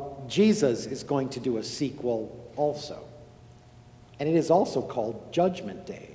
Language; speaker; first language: English; native; English